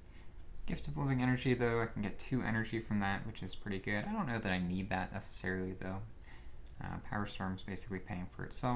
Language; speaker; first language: English; native; English